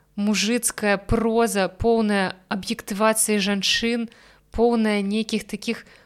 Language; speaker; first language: Belarusian; non-native, local second language; Russian